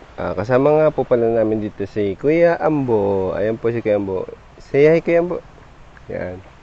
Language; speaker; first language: Filipino; native; Filipino